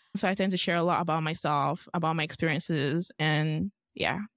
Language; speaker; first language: English; non-native, local second language; Yoruba